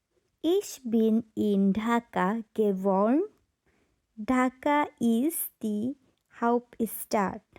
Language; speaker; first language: German; non-native, learner; Bangla